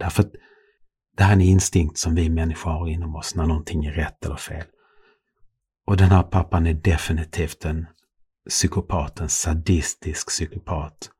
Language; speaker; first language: Swedish; native; Swedish